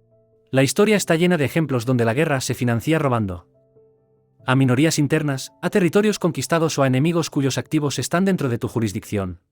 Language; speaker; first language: Spanish; native; Spanish